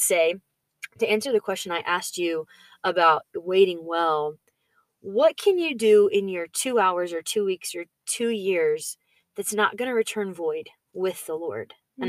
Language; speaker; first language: English; native; English